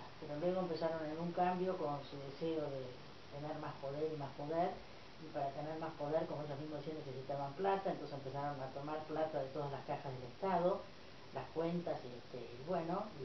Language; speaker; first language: Spanish; native; Spanish